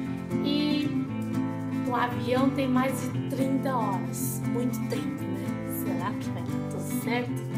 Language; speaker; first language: Portuguese; non-native, fluent; Chinese